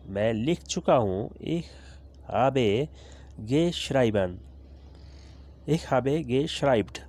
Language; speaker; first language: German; non-native, learner; Urdu